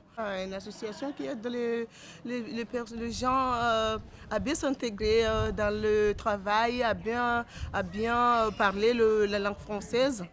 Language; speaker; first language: French; non-native, fluent; Comorian